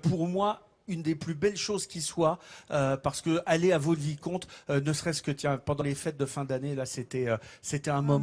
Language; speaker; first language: French; native; French